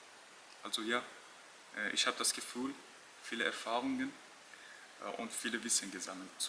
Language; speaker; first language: German; non-native, fluent; Persian